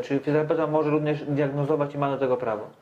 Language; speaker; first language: Polish; native; Polish